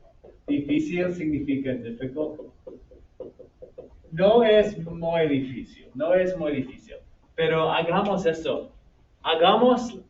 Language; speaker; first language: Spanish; non-native, fluent; English